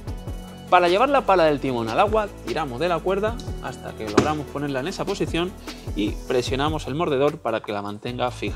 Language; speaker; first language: Spanish; native; Spanish